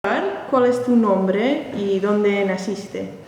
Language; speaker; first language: Spanish; non-native, learner; English